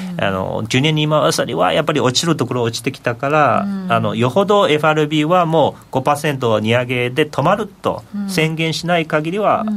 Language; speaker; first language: Japanese; non-native, fluent; Chinese